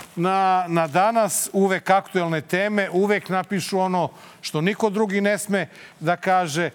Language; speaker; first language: Serbian; native; Serbian